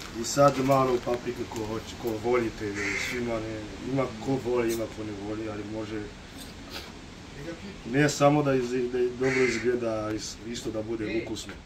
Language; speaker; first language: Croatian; non-native, learner; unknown